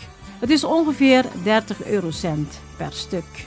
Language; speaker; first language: Dutch; non-native, fluent; Indonesian